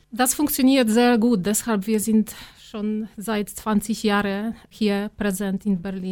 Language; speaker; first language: German; non-native, fluent; Polish